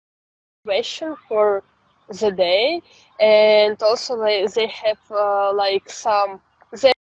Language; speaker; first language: English; non-native, fluent; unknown